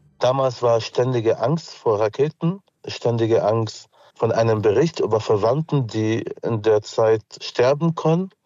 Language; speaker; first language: German; non-native, fluent; Arabic